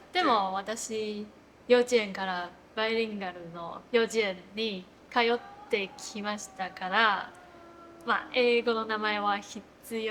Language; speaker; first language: Japanese; non-native, fluent; Chinese